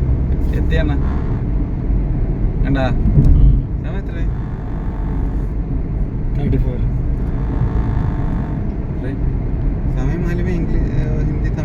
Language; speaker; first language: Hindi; non-native, local second language; Malayalam